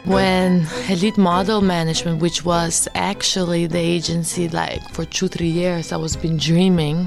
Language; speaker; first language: English; early bilingual, other home language; Albanian